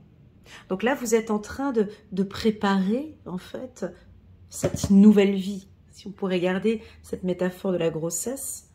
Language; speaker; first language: French; native; French